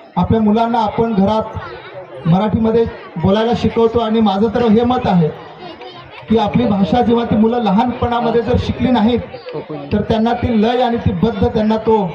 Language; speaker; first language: Marathi; non-native, local second language; Kukna